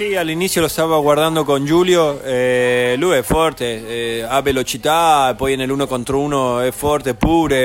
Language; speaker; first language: Italian; non-native, fluent; Spanish